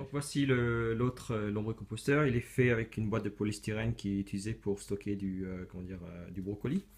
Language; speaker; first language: French; native; French